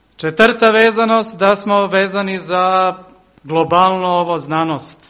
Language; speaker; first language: Serbian; early bilingual, heritage; Serbian